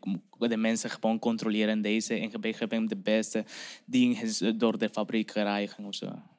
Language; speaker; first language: Dutch; non-native, learner; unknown